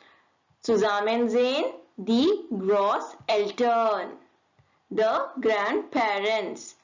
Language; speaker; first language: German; non-native, learner; Hindi